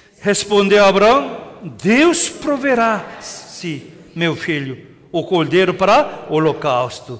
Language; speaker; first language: Portuguese; non-native, fluent; Korean